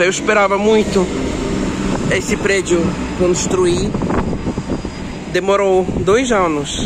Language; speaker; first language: Portuguese; non-native, fluent; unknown